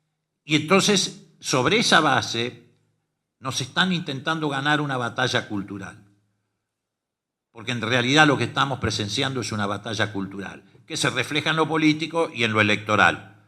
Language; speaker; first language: Spanish; native; Spanish